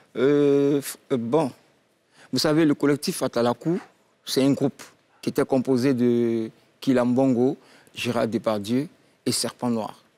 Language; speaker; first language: French; non-native, local second language; Dyula